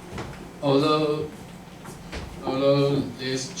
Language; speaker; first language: English; non-native, learner; Chinese